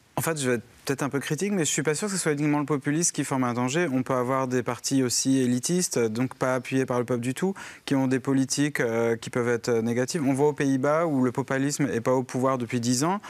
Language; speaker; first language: French; native; French